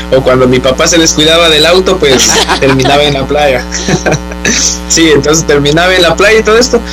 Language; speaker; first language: Spanish; native; Spanish